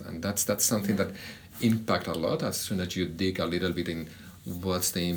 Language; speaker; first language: English; non-native, fluent; Spanish